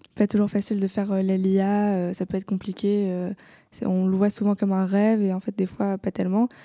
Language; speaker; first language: French; native; French